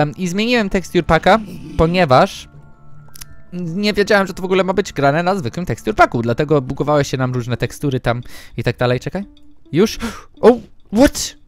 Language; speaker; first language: Polish; early bilingual, heritage; Polish